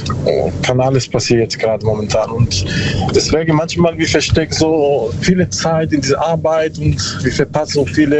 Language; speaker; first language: German; non-native, learner; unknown